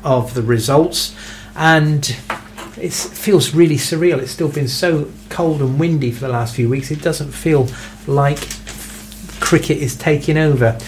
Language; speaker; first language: English; native; English